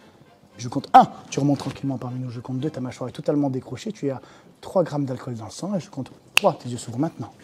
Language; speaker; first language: French; native; French